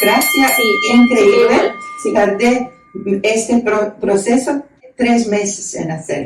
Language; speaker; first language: Spanish; non-native, fluent; Croatian